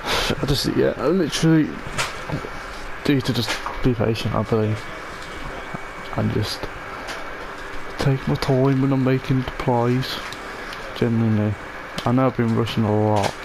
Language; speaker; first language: English; native; English